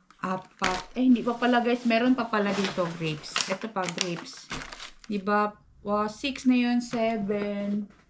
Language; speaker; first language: Filipino; non-native, local second language; Cebuano